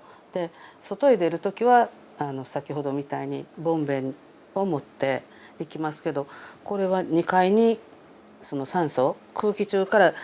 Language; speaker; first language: Japanese; native; Japanese